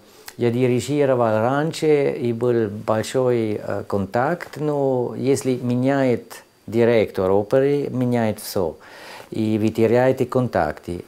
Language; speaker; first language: Russian; non-native, learner; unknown